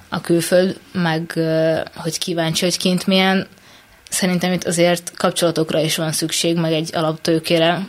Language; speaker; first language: Hungarian; native; Hungarian